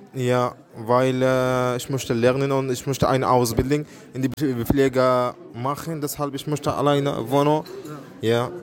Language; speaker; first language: German; non-native, learner; Arabic